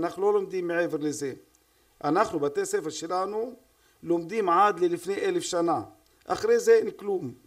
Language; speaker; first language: Hebrew; non-native, local second language; Arabic